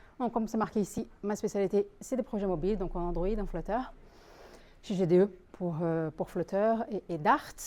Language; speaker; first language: French; non-native, fluent; Portuguese